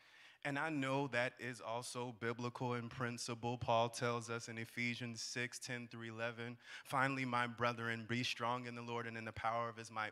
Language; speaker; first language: English; native; English